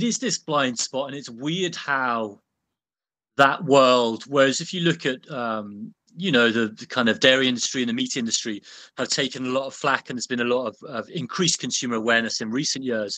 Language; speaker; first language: English; native; English